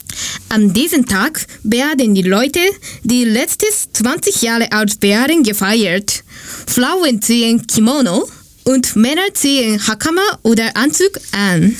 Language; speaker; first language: German; non-native, learner; Japanese